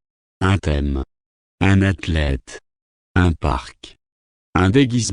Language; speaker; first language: French; non-native, fluent; Arabic